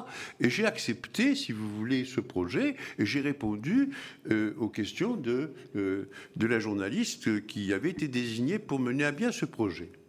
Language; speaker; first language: French; early bilingual, other home language; Arabic